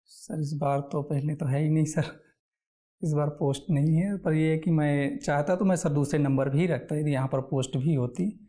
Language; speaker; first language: Hindi; native; Hindi